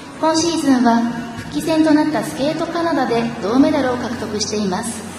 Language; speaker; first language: Japanese; native; Japanese